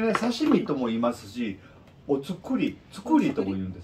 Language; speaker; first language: Japanese; non-native, learner; Korean